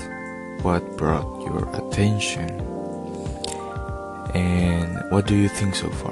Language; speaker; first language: English; non-native, fluent; Spanish